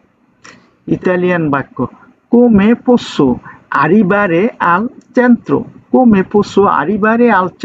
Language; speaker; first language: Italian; non-native, learner; Bangla